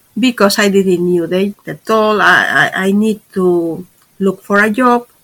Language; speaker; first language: English; non-native, fluent; Spanish